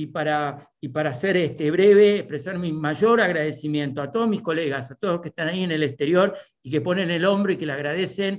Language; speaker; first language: Spanish; native; Spanish